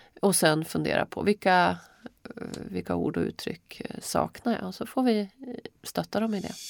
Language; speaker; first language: Swedish; native; Swedish